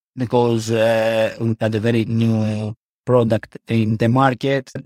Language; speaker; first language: English; non-native, learner; Greek